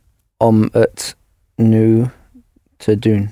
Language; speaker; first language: Dutch; non-native, learner; English